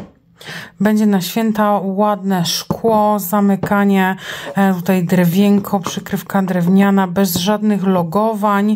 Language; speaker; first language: Polish; native; Polish